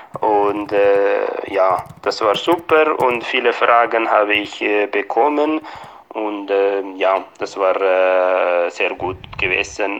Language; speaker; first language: German; non-native, fluent; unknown